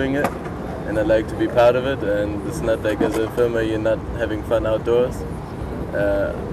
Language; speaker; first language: English; non-native, fluent; German